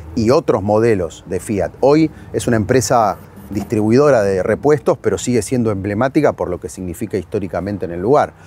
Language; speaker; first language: Spanish; native; Spanish